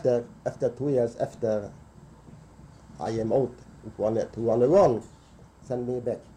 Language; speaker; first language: English; non-native, learner; Yiddish